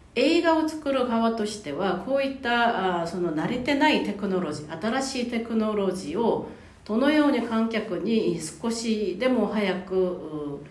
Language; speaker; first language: Japanese; non-native, fluent; Korean